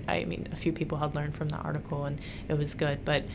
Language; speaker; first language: English; native; English